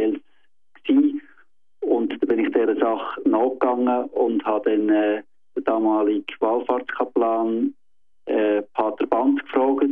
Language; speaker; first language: German; native; German